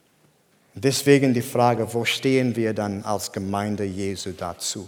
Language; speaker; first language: German; non-native, fluent; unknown